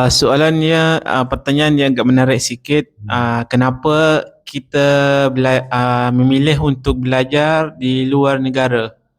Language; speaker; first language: Indonesian; non-native, learner; Arabic